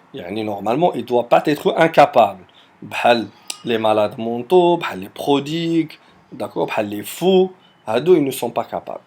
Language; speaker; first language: French; non-native, local second language; Arabic